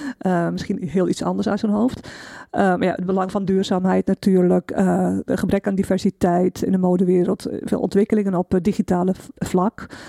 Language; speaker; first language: Dutch; native; Dutch